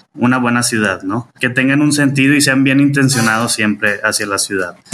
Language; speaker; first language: Spanish; native; Spanish